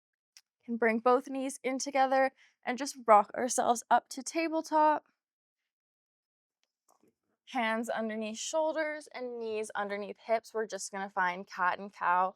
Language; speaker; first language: English; native; English